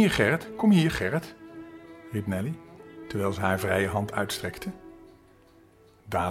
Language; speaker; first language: Dutch; native; Dutch